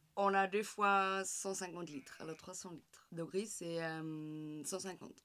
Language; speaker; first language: French; non-native, learner; German